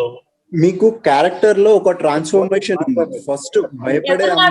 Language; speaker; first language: Telugu; native; Telugu